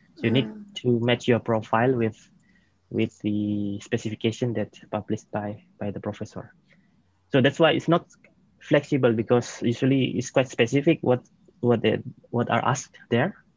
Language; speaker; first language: English; non-native, fluent; Indonesian